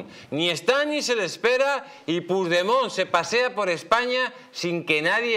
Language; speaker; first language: Spanish; native; Spanish